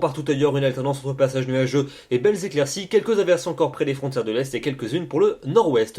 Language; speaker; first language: French; native; French